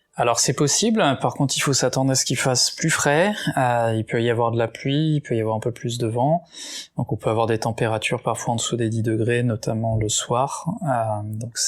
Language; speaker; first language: French; native; French